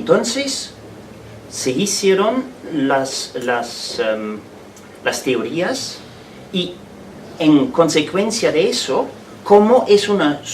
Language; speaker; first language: Spanish; non-native, fluent; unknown